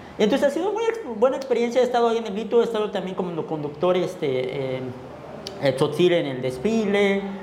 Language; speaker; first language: Spanish; non-native, local second language; Tzotzil